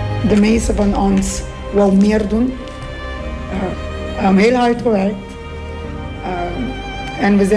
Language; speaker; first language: Dutch; non-native, local second language; Papiamento